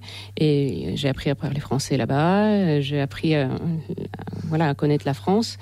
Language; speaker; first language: French; non-native, fluent; Russian